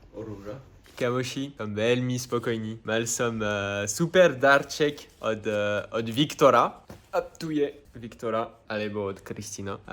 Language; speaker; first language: Slovak; non-native, learner; French